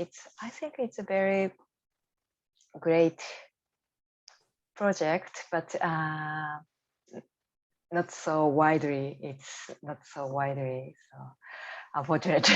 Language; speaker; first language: English; non-native, learner; Japanese